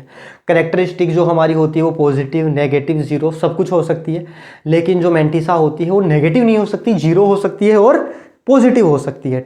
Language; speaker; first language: Hindi; native; Hindi